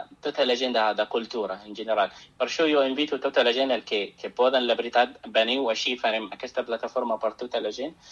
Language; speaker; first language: Catalan; non-native, fluent; Arabic